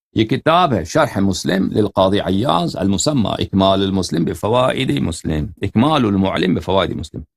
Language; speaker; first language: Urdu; non-native, fluent; Persian